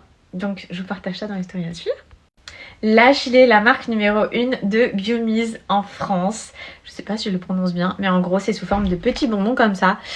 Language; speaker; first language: French; native; French